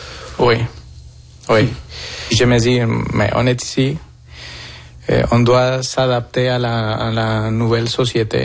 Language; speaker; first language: French; non-native, fluent; Spanish